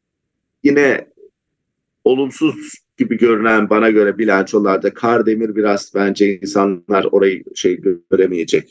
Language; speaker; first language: Turkish; native; Turkish